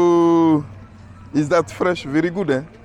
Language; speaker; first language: English; non-native, learner; French